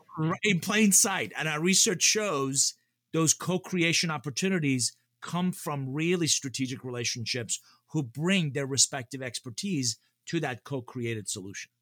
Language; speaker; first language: English; early bilingual, other home language; Persian